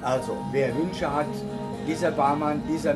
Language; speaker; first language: German; native; German